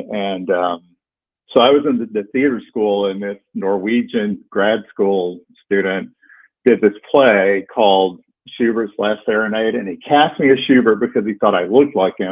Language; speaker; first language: English; native; English